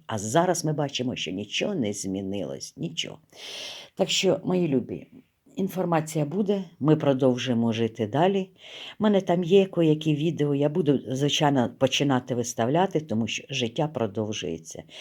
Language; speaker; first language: Ukrainian; native; Ukrainian